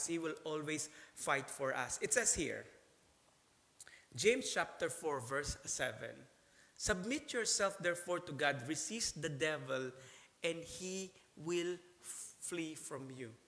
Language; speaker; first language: English; non-native, local second language; Filipino